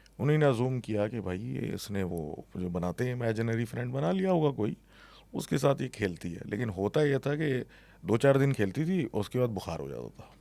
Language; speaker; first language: Urdu; native; Urdu